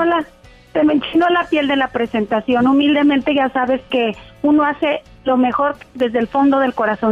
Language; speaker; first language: Spanish; native; Spanish